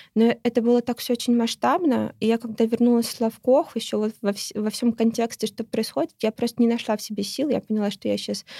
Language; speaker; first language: Russian; native; Russian